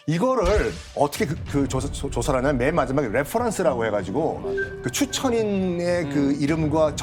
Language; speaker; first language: Korean; native; Korean